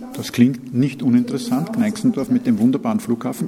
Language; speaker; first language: German; native; German